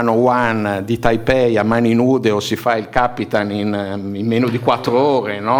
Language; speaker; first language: Italian; native; Italian